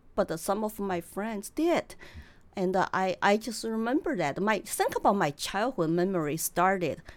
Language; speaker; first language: English; non-native, fluent; Chinese